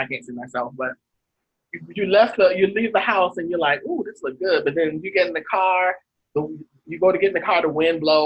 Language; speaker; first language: English; native; English